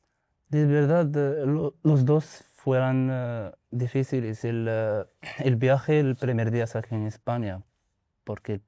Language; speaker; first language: Spanish; non-native, learner; Arabic